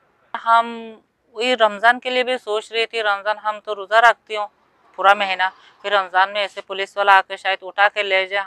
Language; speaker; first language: Hindi; non-native, learner; Rohingya